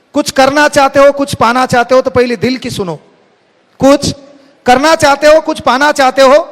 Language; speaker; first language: Hindi; non-native, local second language; Marathi